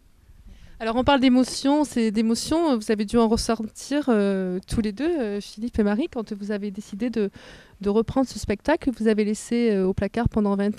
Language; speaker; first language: French; native; French